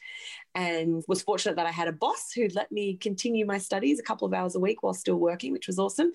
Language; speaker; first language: English; native; English